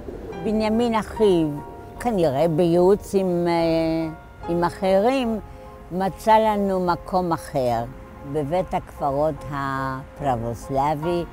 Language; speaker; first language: Hebrew; non-native, fluent; Polish